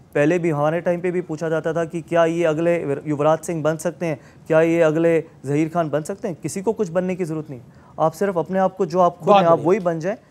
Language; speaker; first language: Hindi; native; Hindi